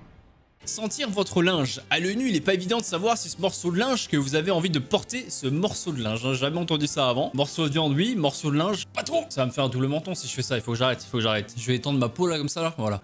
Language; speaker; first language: French; native; French